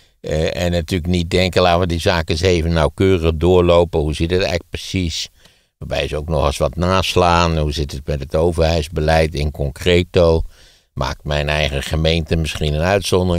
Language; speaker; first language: Dutch; native; Dutch